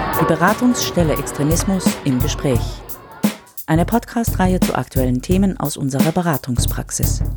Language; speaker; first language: German; native; German